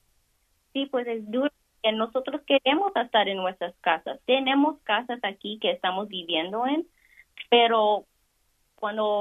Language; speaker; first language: Spanish; early bilingual, heritage; Spanish